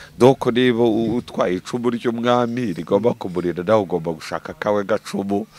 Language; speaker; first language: Kinyarwanda; native; Kinyarwanda